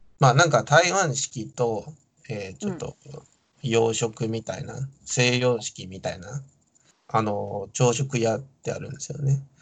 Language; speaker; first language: Japanese; non-native, fluent; Min Nan Chinese